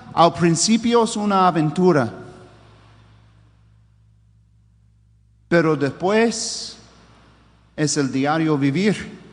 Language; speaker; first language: Spanish; non-native, fluent; English